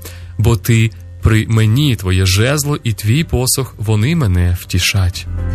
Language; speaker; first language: Ukrainian; native; Ukrainian